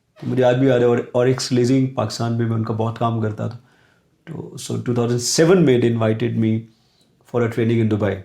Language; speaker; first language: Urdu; non-native, local second language; Punjabi